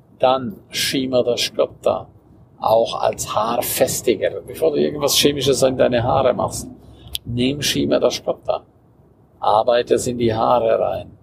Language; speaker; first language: German; non-native, local second language; Romansh